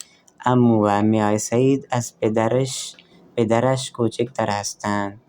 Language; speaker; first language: Persian; non-native, fluent; Urdu